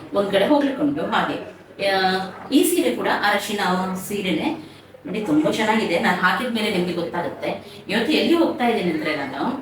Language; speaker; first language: Kannada; native; Kannada